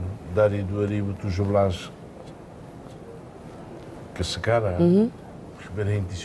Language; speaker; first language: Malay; non-native, fluent; Tetum